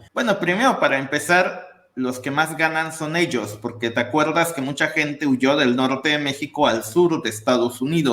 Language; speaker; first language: Spanish; native; Spanish